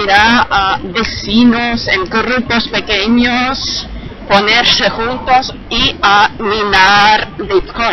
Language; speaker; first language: Spanish; non-native, fluent; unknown